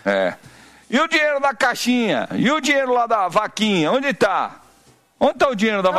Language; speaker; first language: Portuguese; native; Portuguese